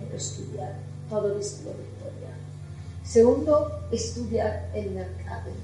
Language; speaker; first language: Spanish; non-native, fluent; Italian